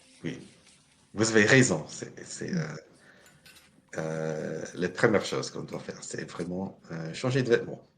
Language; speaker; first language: French; non-native, learner; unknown